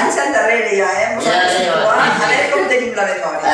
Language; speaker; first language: Catalan; native; Catalan